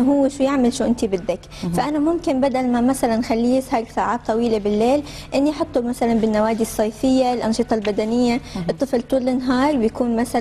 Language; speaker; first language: Arabic; native; Arabic